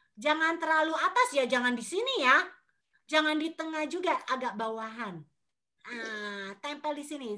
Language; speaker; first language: Indonesian; native; Indonesian